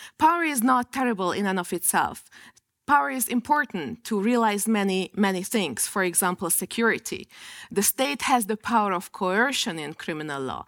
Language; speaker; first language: English; non-native, fluent; Hungarian